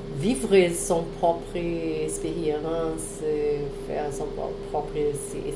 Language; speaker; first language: French; non-native, fluent; Portuguese